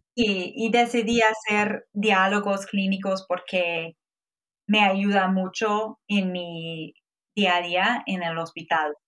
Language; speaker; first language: Spanish; non-native, fluent; English